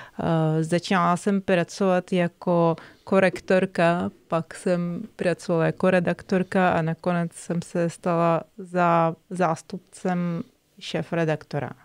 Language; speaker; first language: Czech; non-native, fluent; Russian